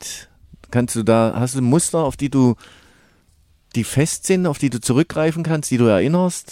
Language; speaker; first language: German; native; German